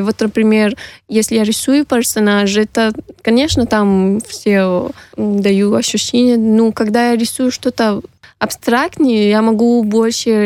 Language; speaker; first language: Russian; non-native, learner; Arabic